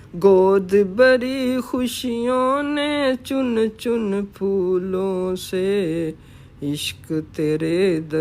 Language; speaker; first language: Urdu; native; Urdu